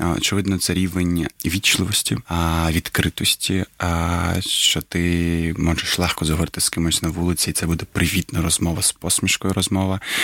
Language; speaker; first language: Ukrainian; non-native, local second language; Crimean Tatar